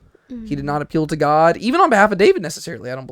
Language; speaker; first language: English; native; English